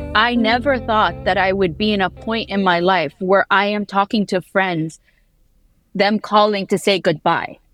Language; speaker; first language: English; early bilingual, heritage; Arabic